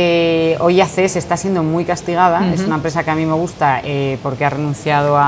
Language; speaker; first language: Spanish; native; Spanish